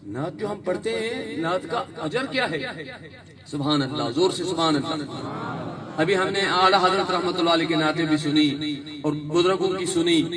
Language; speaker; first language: Urdu; non-native, local second language; Sindhi